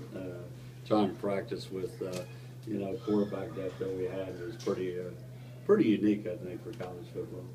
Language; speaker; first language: English; native; English